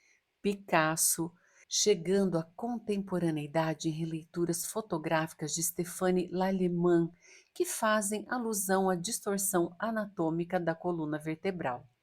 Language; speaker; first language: Portuguese; native; Portuguese